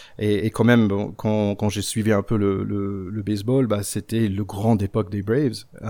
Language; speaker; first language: French; non-native, fluent; English